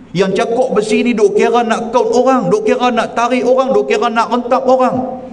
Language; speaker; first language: Malay; native; Malay